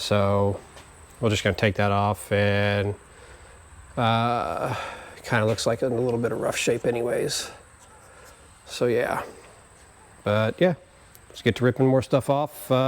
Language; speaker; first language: English; native; English